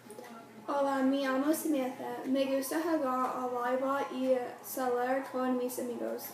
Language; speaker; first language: Spanish; non-native, learner; English